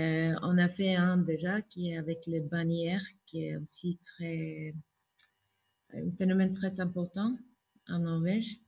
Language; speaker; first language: French; non-native, fluent; Norwegian